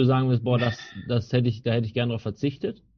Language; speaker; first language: German; native; German